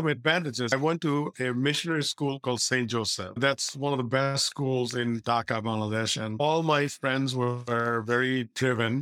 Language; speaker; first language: English; non-native, local second language; Bangla